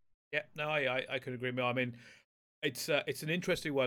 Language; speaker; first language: English; native; English